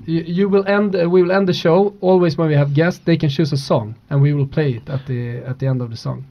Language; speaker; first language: English; non-native, fluent; Swedish